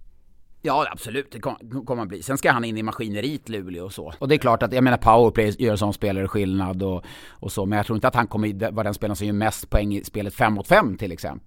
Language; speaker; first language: Swedish; native; Swedish